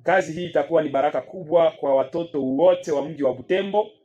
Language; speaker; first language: Swahili; native; Swahili